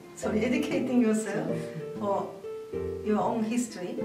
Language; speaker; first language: English; non-native, fluent; Japanese